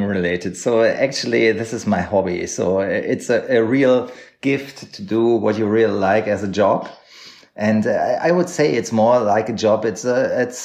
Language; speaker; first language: English; non-native, fluent; German